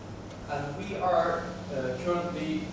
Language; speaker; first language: English; non-native, learner; Turkish